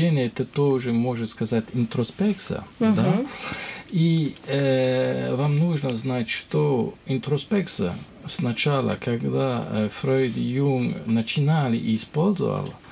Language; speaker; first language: Russian; non-native, learner; French